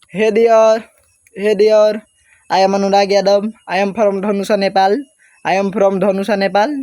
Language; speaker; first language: English; non-native, learner; Nepali